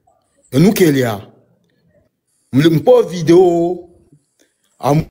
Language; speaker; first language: French; non-native, local second language; Ewe